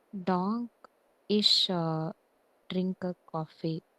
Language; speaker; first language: German; non-native, learner; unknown